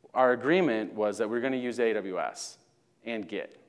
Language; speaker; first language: English; native; English